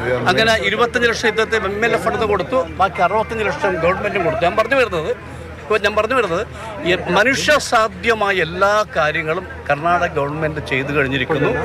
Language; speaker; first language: Malayalam; native; Malayalam